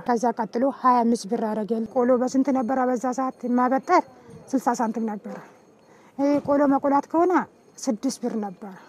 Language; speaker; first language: Amharic; non-native, local second language; Oromo